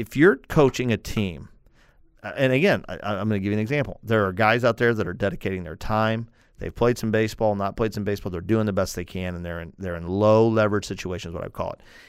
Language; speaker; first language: English; native; English